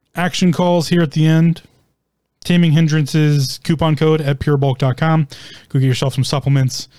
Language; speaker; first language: English; native; English